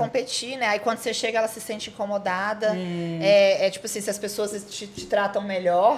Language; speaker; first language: Portuguese; native; Portuguese